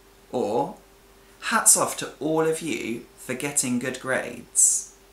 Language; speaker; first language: English; native; English